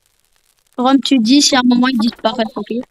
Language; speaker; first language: French; native; French